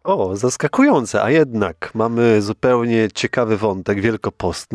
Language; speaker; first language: Polish; native; Polish